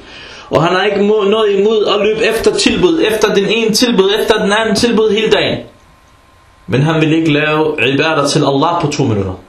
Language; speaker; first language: Danish; early bilingual, other home language; Arabic